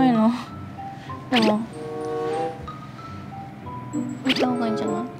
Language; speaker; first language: Japanese; native; Japanese